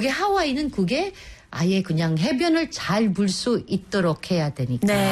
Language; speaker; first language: Korean; native; Korean